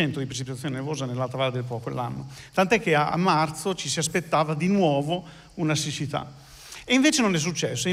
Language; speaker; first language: Italian; native; Italian